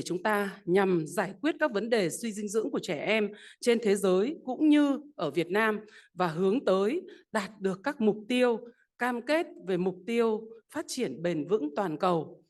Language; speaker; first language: Vietnamese; native; Vietnamese